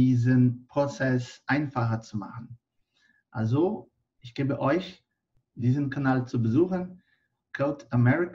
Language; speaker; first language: German; non-native, fluent; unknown